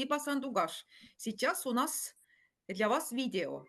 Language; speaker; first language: Russian; non-native, fluent; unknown